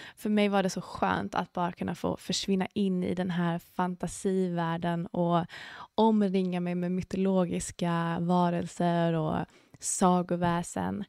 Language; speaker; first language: Swedish; early bilingual, other home language; English